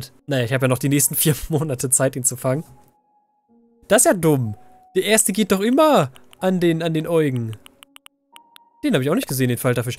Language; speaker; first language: German; native; German